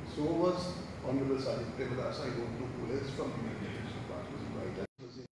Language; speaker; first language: English; non-native, local second language; Sinhala